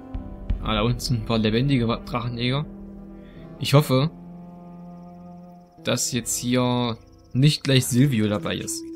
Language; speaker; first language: German; native; German